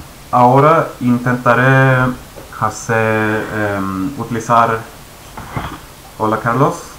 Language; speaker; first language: Spanish; non-native, fluent; Swedish